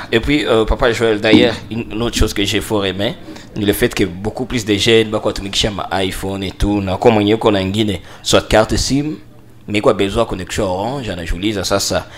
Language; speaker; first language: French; non-native, local second language; Swahili